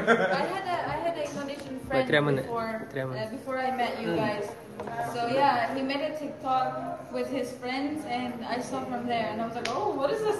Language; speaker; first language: English; non-native, fluent; Turkish